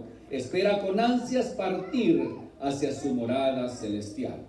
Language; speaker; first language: Spanish; native; Spanish